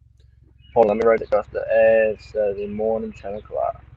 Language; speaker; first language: English; native; English